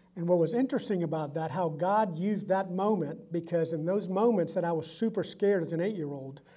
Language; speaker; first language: English; early bilingual, other home language; Spanish